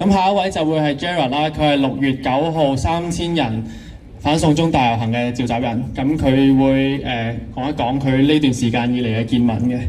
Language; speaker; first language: Cantonese; native; Cantonese